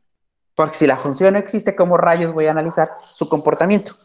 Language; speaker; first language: Spanish; native; Spanish